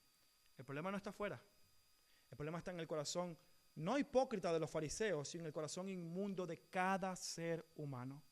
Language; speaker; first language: Spanish; native; Spanish